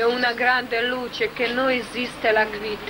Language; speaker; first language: Italian; non-native, learner; Croatian